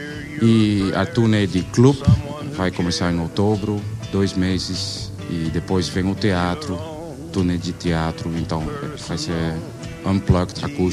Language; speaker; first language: Portuguese; non-native, learner; Dutch